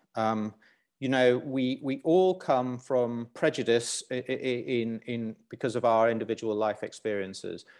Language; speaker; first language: English; native; English